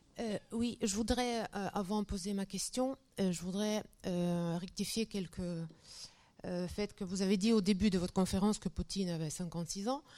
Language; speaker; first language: French; non-native, fluent; Russian